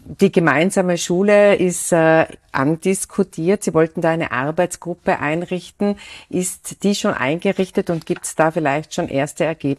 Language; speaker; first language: German; native; German